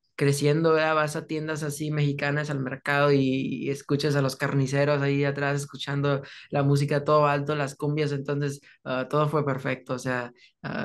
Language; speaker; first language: Spanish; early bilingual, heritage; Spanish